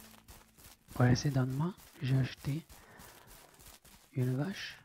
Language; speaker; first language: French; non-native, learner; Italian